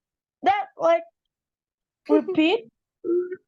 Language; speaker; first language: English; non-native, learner; Indonesian